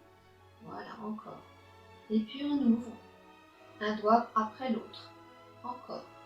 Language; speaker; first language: French; native; French